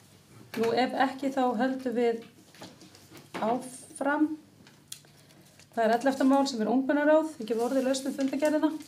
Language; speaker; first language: Icelandic; native; Icelandic